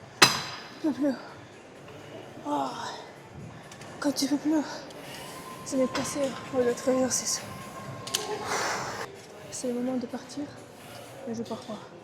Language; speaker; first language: French; non-native, fluent; Russian